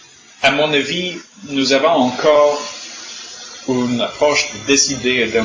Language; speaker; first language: French; non-native, learner; English